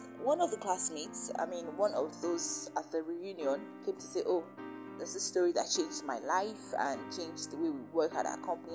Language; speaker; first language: English; non-native, local second language; Yoruba